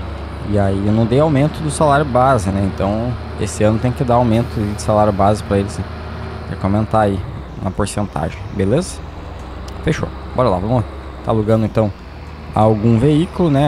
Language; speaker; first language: Portuguese; native; Portuguese